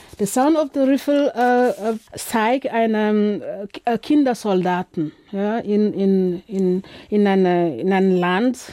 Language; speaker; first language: German; non-native, fluent; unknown